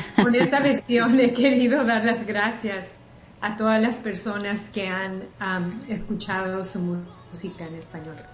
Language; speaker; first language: Spanish; early bilingual, heritage; Spanish